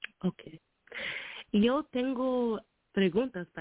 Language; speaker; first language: Spanish; non-native, learner; English